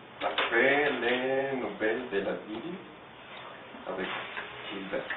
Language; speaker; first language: French; non-native, learner; Spanish